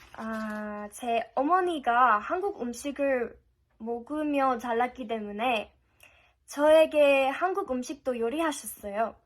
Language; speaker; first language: Korean; non-native, fluent; English